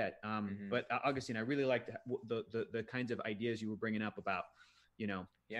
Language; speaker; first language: English; native; English